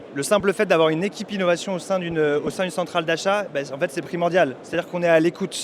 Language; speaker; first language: French; native; French